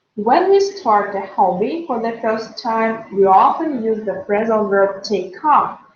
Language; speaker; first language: English; non-native, fluent; Russian